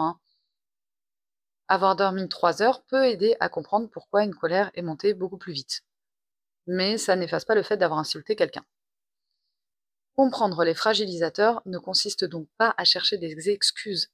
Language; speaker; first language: French; native; French